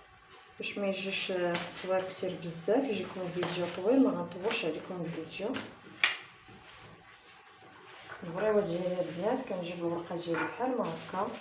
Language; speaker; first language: Arabic; native; Arabic